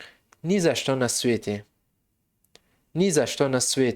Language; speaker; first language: Russian; non-native, local second language; Tajik